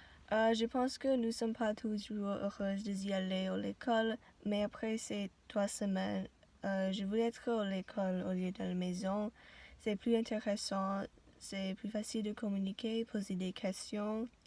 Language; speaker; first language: French; non-native, learner; English